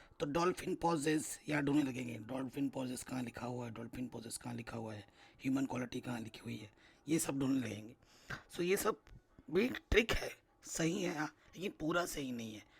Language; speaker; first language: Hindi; native; Hindi